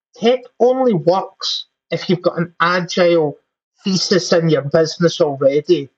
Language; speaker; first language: English; native; English